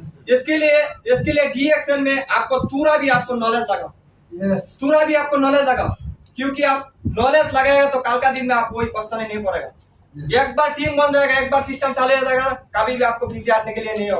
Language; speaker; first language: Hindi; non-native, learner; Bangla